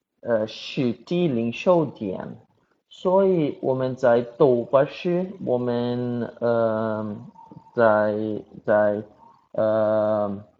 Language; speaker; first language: Chinese; non-native, learner; Portuguese